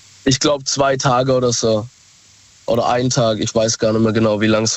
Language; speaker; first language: German; native; German